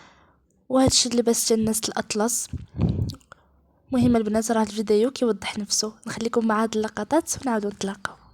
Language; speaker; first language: Arabic; native; Arabic